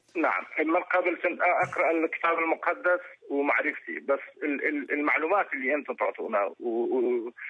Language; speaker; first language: Arabic; non-native, local second language; Kurdish